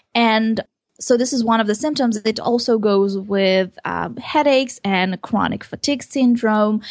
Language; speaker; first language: English; early bilingual, other home language; Hebrew